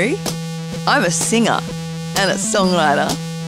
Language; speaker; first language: English; native; English